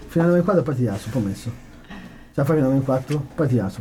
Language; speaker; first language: Italian; native; Italian